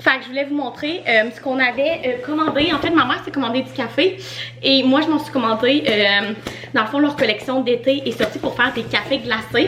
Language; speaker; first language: French; native; French